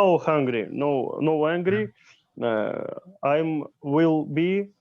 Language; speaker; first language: English; non-native, learner; Russian